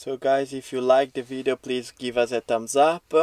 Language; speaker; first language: English; non-native, learner; Italian